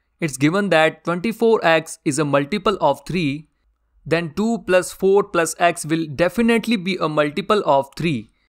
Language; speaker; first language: English; non-native, local second language; Hindi